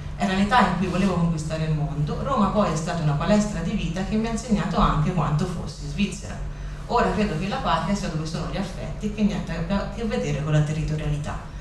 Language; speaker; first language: Italian; native; Italian